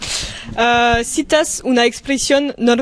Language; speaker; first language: Spanish; non-native, learner; French